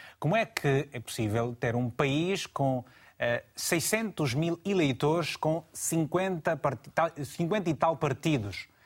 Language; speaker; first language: Portuguese; native; Portuguese